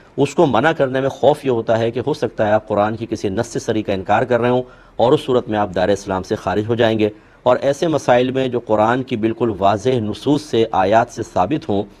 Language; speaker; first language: Urdu; native; Urdu